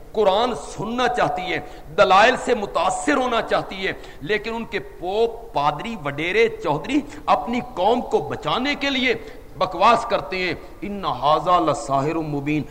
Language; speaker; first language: Urdu; non-native, local second language; Punjabi